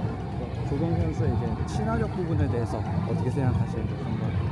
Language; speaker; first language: Korean; native; Korean